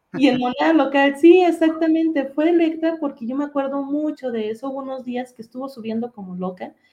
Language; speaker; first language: Spanish; native; Spanish